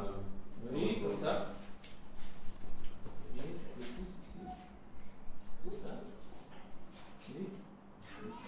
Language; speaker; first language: French; non-native, learner; German